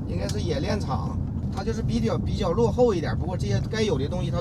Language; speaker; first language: Chinese; native; Chinese